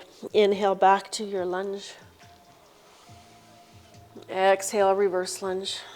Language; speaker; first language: English; native; English